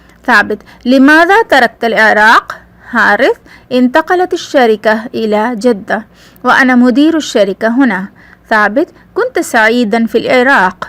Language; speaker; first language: Arabic; non-native, fluent; Urdu